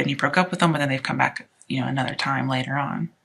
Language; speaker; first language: English; native; English